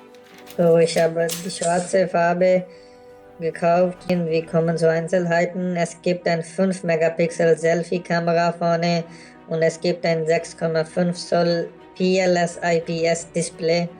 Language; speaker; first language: German; non-native, fluent; Urdu